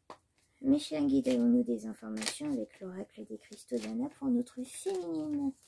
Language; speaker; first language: French; native; French